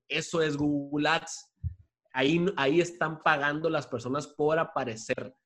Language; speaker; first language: Spanish; native; Spanish